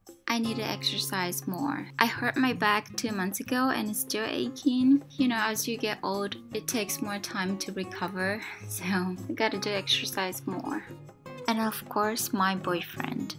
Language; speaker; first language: English; non-native, fluent; Japanese